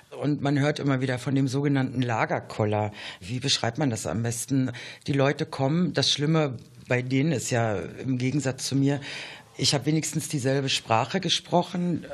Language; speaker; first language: German; native; German